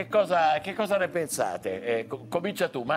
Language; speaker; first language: Italian; native; Italian